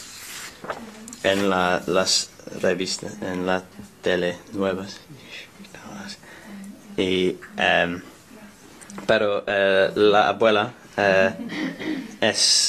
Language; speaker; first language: Spanish; non-native, learner; English